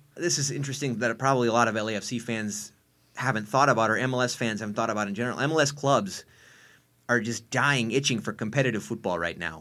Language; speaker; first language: English; native; English